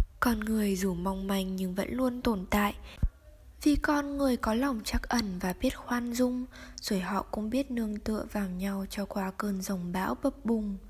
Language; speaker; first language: Vietnamese; native; Vietnamese